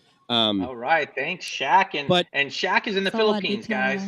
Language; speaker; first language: English; native; English